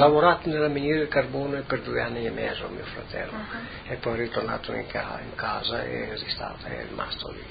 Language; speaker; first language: Italian; native; Italian